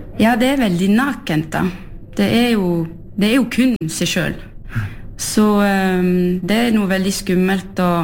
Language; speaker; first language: Norwegian; early bilingual, heritage; French